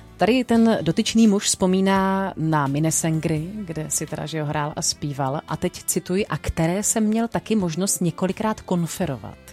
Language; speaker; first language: Czech; native; Czech